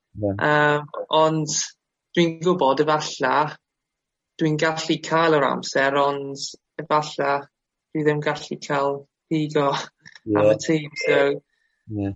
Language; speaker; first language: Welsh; non-native, local second language; English